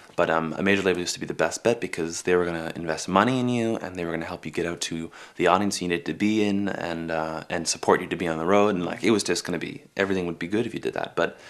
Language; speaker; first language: English; native; English